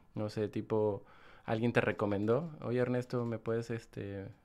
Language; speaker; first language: Spanish; native; Spanish